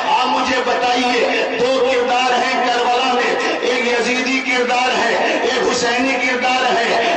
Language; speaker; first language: Urdu; native; Urdu